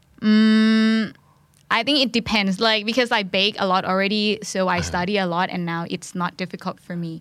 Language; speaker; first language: English; non-native, fluent; Thai